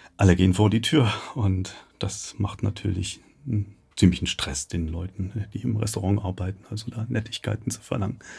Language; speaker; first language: German; native; German